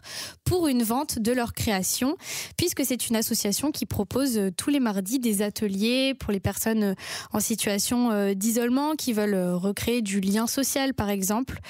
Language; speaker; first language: French; native; French